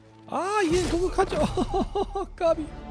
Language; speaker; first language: Korean; non-native, fluent; German